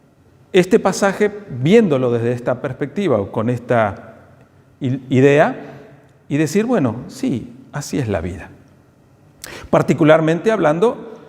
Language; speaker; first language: Spanish; native; Spanish